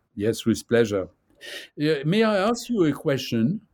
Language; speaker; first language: English; non-native, fluent; French